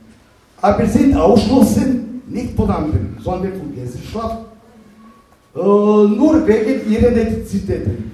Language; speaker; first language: German; non-native, learner; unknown